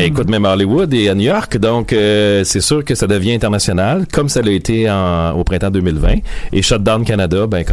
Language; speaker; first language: French; native; French